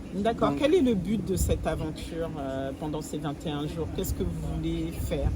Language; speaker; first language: French; native; French